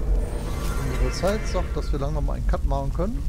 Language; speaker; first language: German; native; German